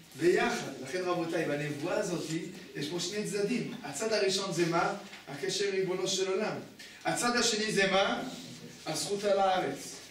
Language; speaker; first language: Hebrew; native; Hebrew